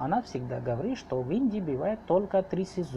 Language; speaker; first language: Russian; non-native, fluent; Hindi